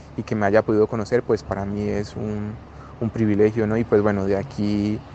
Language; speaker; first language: Spanish; native; Spanish